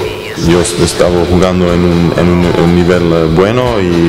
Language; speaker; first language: Spanish; non-native, fluent; Serbian